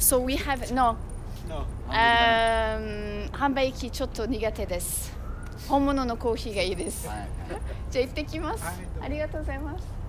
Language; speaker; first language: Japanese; non-native, fluent; French